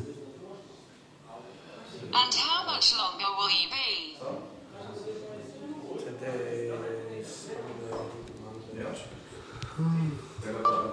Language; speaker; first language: English; non-native, learner; Russian